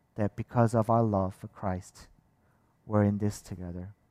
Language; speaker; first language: English; early bilingual, other home language; Korean